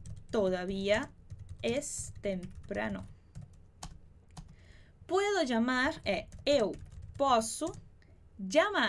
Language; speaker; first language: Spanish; non-native, fluent; Portuguese